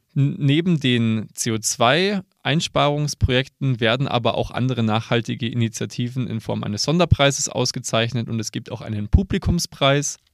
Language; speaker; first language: German; native; German